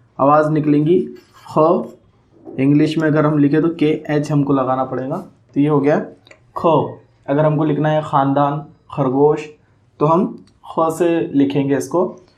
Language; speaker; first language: Hindi; non-native, local second language; Urdu